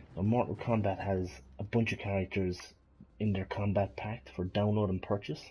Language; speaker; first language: English; native; English